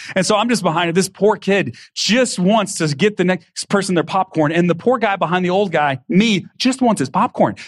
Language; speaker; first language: English; native; English